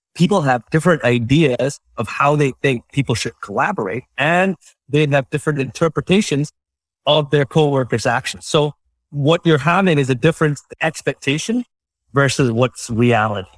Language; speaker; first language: English; non-native, local second language; Malayalam